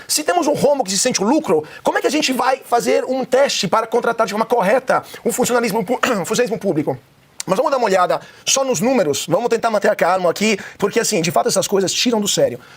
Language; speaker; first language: Portuguese; non-native, fluent; Italian